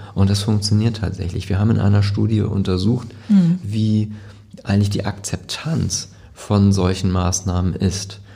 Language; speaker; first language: German; native; German